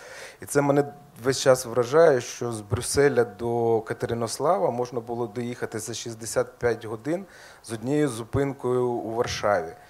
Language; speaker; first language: Ukrainian; native; Ukrainian